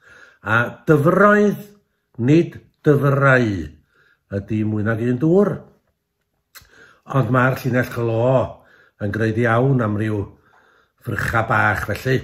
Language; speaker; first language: Welsh; native; Welsh